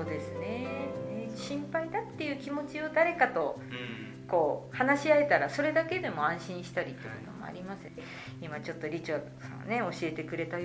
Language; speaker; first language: Japanese; native; Japanese